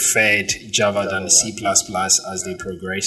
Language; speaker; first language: English; non-native, local second language; Akan